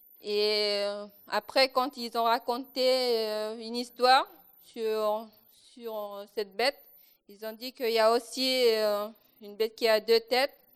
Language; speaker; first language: French; non-native, local second language; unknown